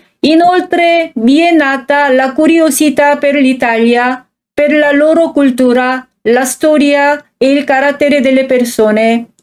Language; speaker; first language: Italian; non-native, fluent; Korean